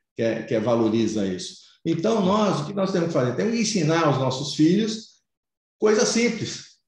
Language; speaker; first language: Portuguese; native; Portuguese